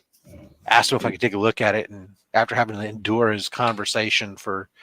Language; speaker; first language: English; native; English